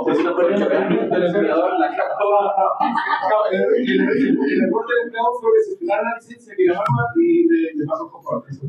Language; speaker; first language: Spanish; native; Spanish